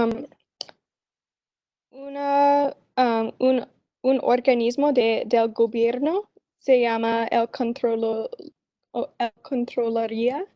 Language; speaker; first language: Spanish; non-native, learner; English